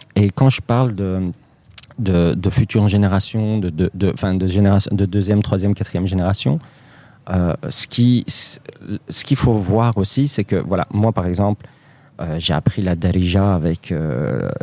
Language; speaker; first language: French; early bilingual, other home language; Riffian